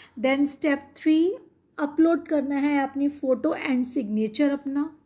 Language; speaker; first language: Hindi; non-native, local second language; Punjabi